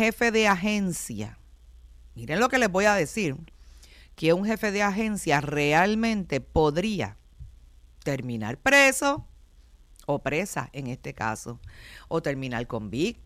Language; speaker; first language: Spanish; native; Spanish